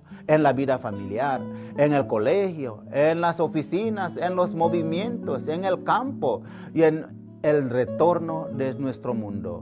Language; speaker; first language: Spanish; non-native, fluent; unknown